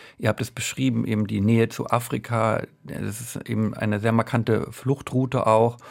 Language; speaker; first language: German; native; German